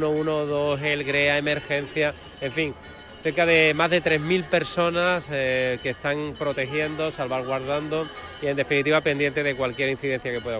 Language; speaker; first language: Spanish; native; Spanish